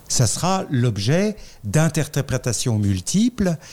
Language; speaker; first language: French; native; French